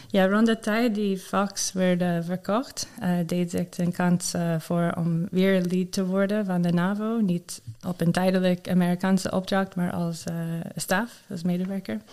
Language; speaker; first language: Dutch; non-native, learner; English